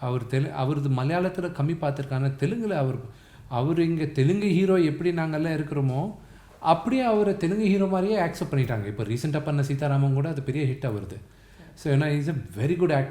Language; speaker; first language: Tamil; non-native, local second language; Telugu